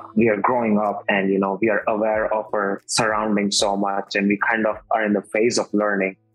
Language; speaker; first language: English; non-native, local second language; Hindi